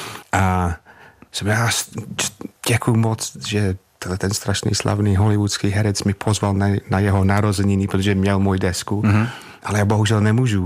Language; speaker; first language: Czech; non-native, fluent; English